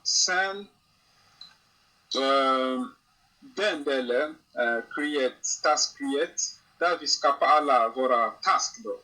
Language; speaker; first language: Swedish; non-native, learner; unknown